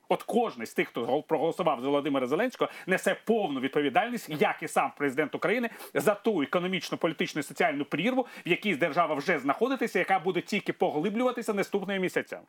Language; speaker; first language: Ukrainian; non-native, local second language; Russian